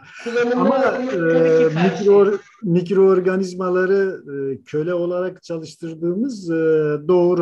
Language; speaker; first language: Turkish; native; Turkish